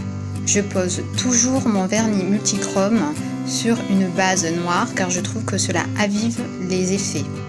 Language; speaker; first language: French; native; French